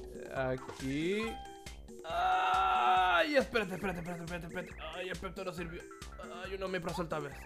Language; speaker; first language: Spanish; native; Spanish